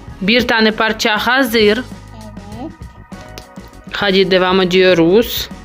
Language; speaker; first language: Turkish; non-native, learner; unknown